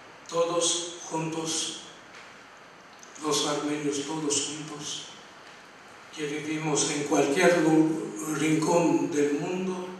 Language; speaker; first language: Spanish; non-native, fluent; Armenian